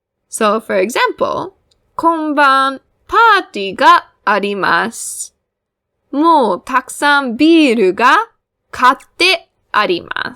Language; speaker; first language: Japanese; non-native, fluent; English